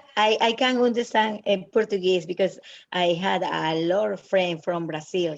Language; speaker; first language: English; non-native, learner; Spanish